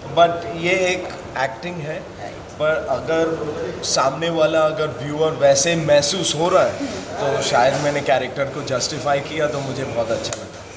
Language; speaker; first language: Hindi; non-native, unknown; English